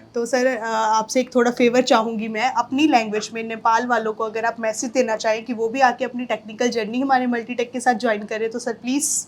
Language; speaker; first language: Hindi; native; Hindi